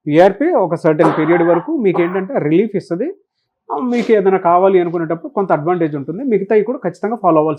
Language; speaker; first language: Telugu; native; Telugu